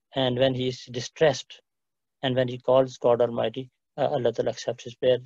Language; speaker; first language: English; non-native, local second language; Urdu